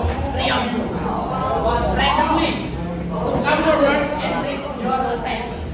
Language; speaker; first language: English; non-native, learner; Indonesian